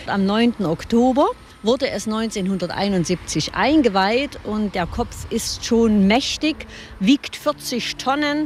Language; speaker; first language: German; native; German